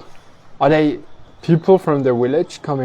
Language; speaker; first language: English; non-native, fluent; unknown